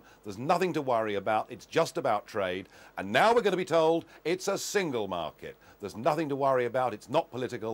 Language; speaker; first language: English; native; English